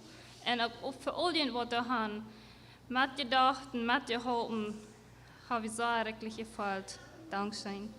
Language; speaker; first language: German; non-native, learner; Low German